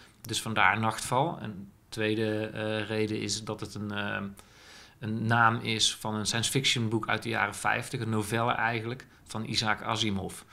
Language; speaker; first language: Dutch; native; Dutch